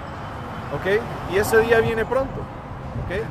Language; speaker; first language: Spanish; early bilingual, heritage; Spanish